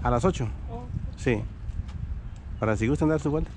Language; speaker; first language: Spanish; native; Spanish